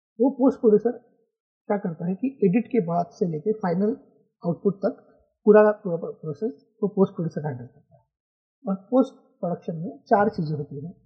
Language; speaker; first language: Hindi; non-native, local second language; Marathi